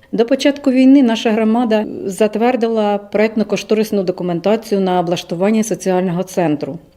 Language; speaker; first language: Ukrainian; native; Ukrainian